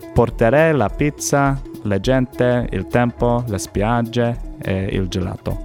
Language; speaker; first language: Italian; non-native, learner; English